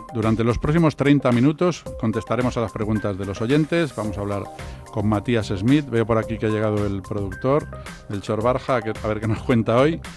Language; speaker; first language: Spanish; native; Spanish